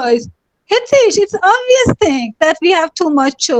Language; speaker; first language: English; non-native, learner; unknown